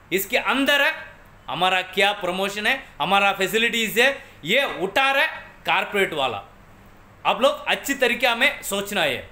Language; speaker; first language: Hindi; non-native, local second language; Tamil